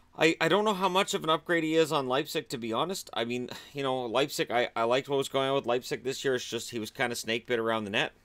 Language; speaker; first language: English; native; English